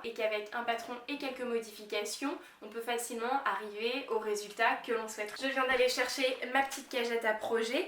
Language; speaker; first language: French; native; French